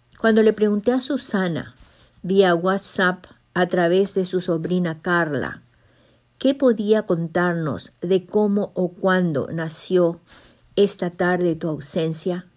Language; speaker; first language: Spanish; native; Spanish